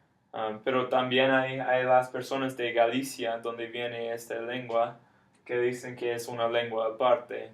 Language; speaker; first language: Spanish; non-native, fluent; English